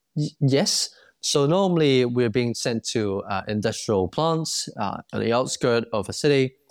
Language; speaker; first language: English; non-native, local second language; Cantonese